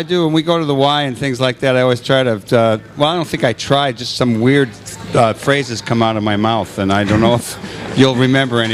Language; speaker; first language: English; native; English